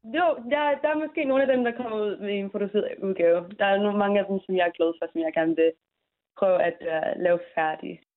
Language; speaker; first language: Danish; early bilingual, heritage; English